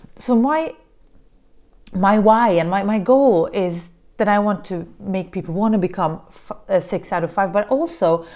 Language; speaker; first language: English; early bilingual, other home language; Polish